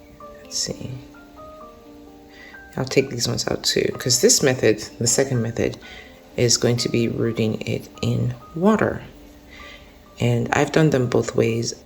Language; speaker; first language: English; native; English